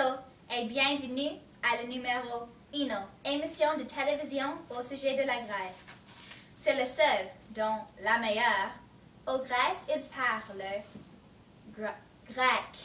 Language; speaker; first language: French; non-native, learner; English